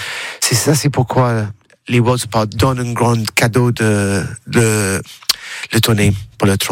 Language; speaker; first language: French; non-native, learner; English